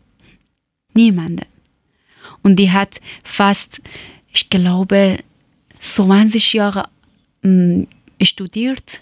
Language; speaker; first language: German; non-native, learner; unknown